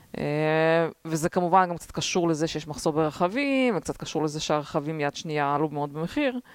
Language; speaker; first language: Hebrew; early bilingual, other home language; Russian